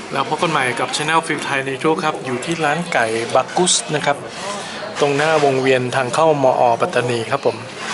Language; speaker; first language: Thai; native; Thai